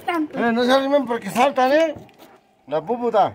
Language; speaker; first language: Spanish; native; Spanish